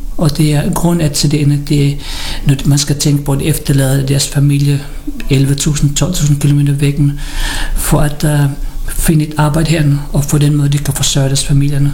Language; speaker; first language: Danish; early bilingual, other home language; Filipino